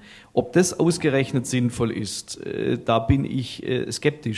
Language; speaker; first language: German; native; German